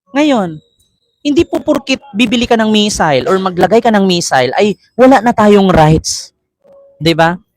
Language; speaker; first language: Filipino; native; Filipino